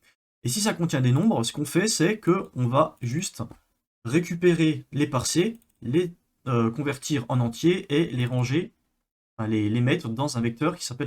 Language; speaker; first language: French; native; French